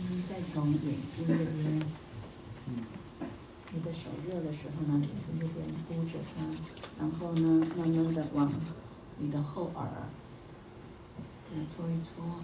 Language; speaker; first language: Chinese; native; Chinese